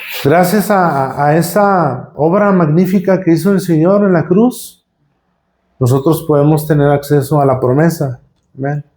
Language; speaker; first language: Spanish; native; Spanish